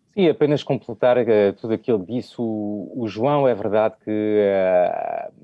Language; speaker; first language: Portuguese; non-native, fluent; French